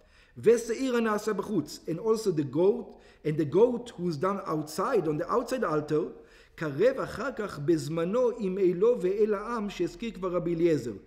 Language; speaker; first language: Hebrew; non-native, fluent; English